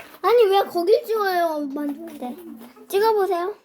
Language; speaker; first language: Korean; native; Korean